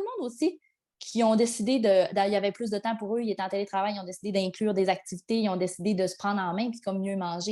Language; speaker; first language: French; native; French